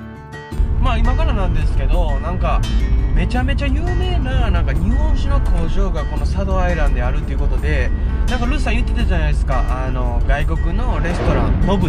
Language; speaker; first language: Japanese; native; Japanese